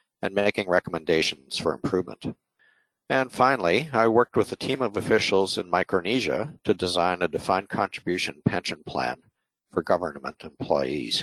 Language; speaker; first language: English; native; English